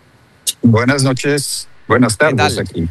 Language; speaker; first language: Spanish; non-native, fluent; Dutch